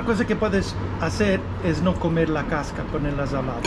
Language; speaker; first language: Spanish; non-native, learner; English